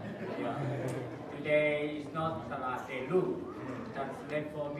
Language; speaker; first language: English; non-native, learner; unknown